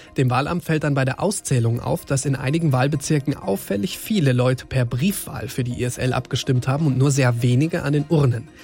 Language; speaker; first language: German; native; German